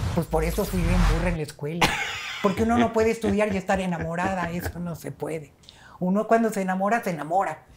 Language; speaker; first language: Spanish; native; Spanish